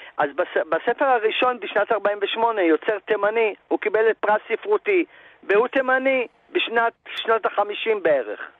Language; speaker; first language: Hebrew; native; Hebrew